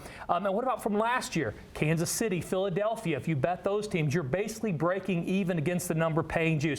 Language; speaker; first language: English; native; English